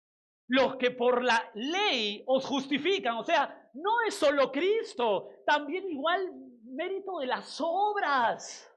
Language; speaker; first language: Spanish; native; Spanish